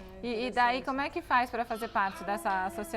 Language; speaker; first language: Portuguese; native; Portuguese